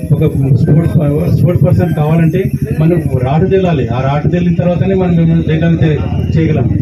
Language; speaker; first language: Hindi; non-native, local second language; Urdu